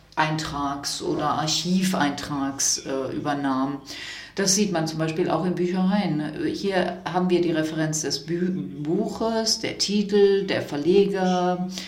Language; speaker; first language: German; non-native, fluent; French